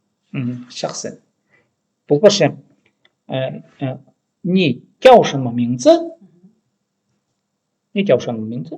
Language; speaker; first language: Chinese; non-native, learner; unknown